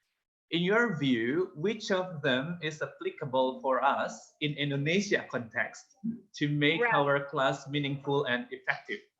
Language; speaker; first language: English; non-native, fluent; Indonesian